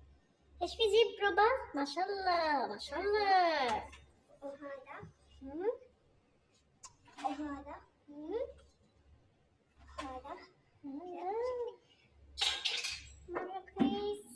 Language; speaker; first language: Arabic; non-native, learner; Bangla